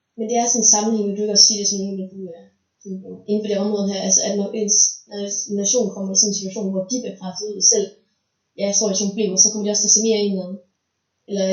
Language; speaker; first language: Danish; native; Danish